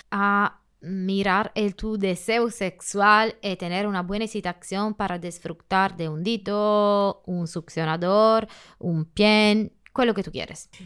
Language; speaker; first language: Spanish; non-native, learner; Italian